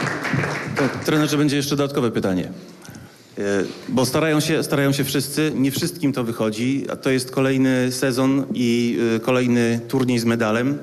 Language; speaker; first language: Polish; native; Polish